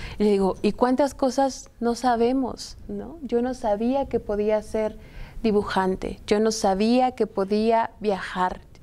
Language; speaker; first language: Spanish; native; Spanish